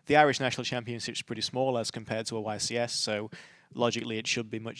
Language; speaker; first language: English; native; English